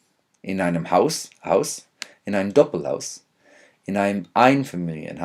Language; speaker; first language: German; non-native, fluent; English